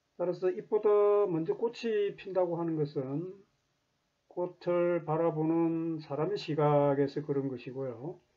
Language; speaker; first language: Korean; native; Korean